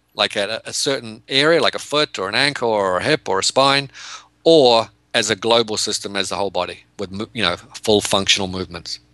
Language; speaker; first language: English; native; English